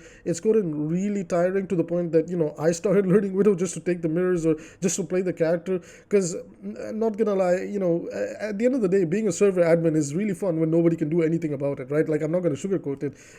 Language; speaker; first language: English; native; English